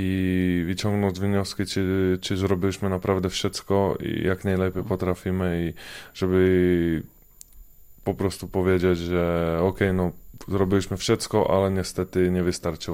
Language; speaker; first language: Polish; non-native, fluent; Czech